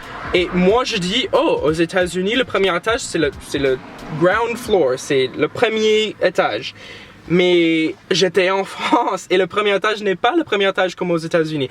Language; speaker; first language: French; non-native, fluent; English